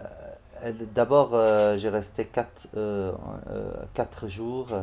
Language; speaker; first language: French; non-native, fluent; Arabic